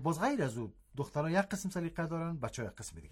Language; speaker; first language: Persian; native; Persian